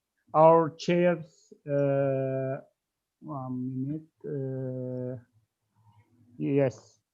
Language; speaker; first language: English; non-native, fluent; Turkish